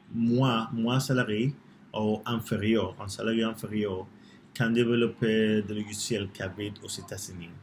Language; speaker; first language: French; non-native, learner; Spanish